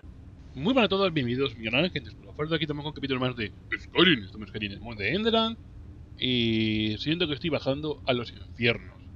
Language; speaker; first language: Spanish; native; Spanish